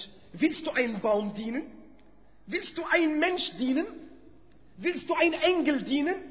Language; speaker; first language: German; non-native, fluent; Arabic